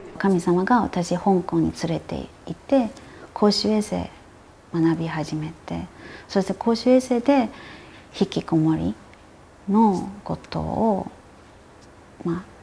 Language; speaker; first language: Japanese; non-native, fluent; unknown